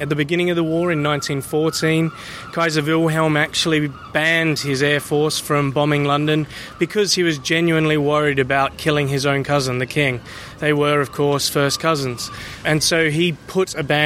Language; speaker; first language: English; native; English